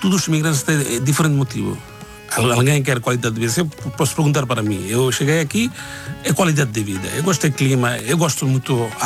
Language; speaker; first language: Portuguese; non-native, learner; Bangla